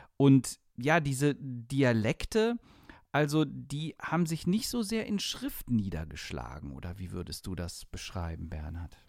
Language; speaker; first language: German; native; German